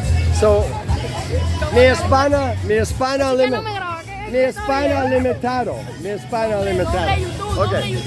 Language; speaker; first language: Spanish; non-native, learner; English